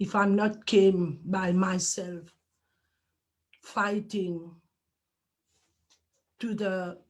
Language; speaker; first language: English; non-native, learner; Morisyen